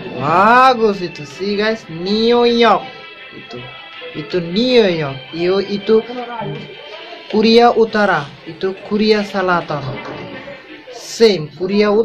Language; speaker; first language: Indonesian; non-native, learner; Bangla